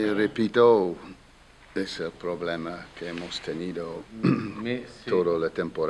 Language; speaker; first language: Spanish; non-native, fluent; English